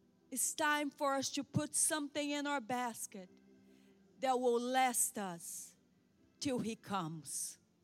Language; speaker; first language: English; non-native, fluent; Portuguese